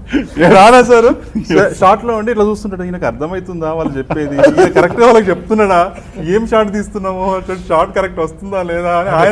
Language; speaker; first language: Telugu; native; Telugu